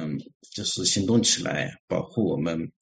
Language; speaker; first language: Chinese; native; Chinese